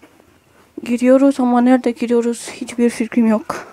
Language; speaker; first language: Turkish; non-native, learner; Romanian